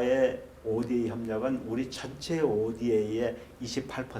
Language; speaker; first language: Korean; native; Korean